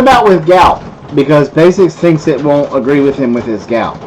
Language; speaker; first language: English; native; English